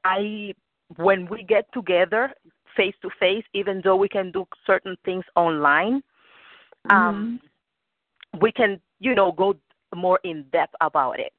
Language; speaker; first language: English; non-native, fluent; Spanish